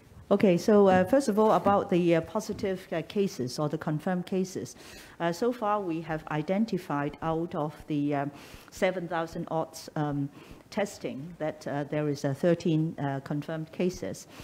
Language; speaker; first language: English; non-native, local second language; Cantonese